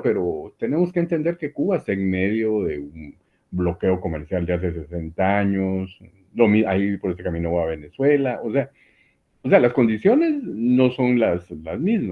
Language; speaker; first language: Spanish; native; Spanish